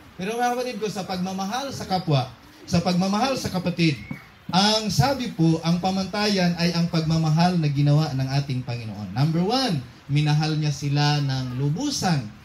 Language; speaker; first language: Filipino; non-native, local second language; Cebuano